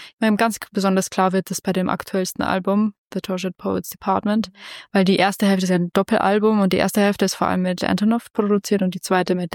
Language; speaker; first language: German; native; German